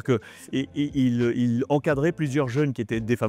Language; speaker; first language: French; native; French